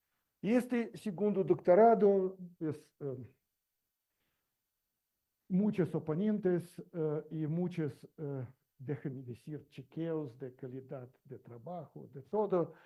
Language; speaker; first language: Spanish; non-native, learner; Russian